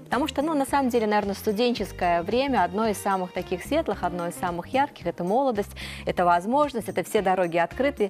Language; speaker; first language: Russian; native; Russian